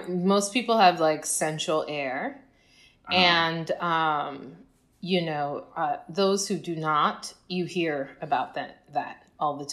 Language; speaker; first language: English; native; English